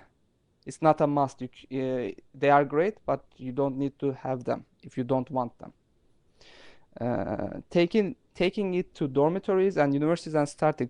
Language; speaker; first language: English; non-native, fluent; Turkish